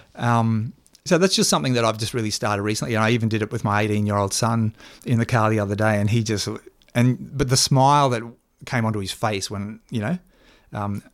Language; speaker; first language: English; native; English